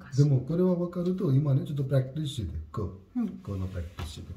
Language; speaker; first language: Japanese; non-native, learner; Hindi